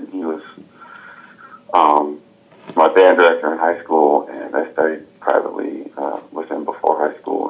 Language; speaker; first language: English; native; English